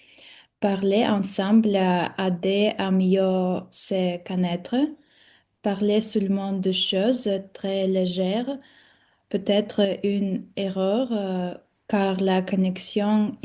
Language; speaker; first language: French; non-native, learner; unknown